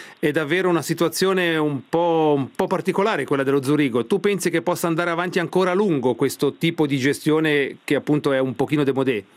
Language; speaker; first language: Italian; native; Italian